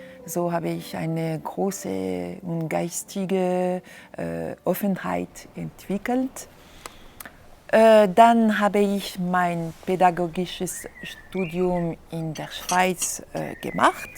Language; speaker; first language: German; non-native, fluent; French